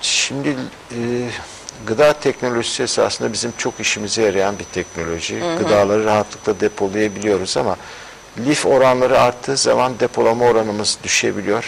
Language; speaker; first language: Turkish; native; Turkish